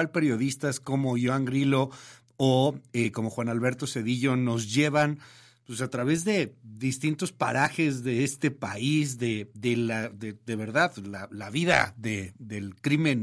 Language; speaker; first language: Spanish; native; Spanish